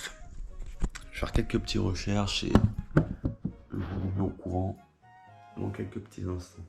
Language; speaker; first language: French; native; French